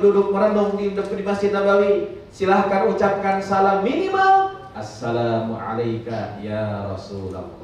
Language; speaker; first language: Indonesian; native; Indonesian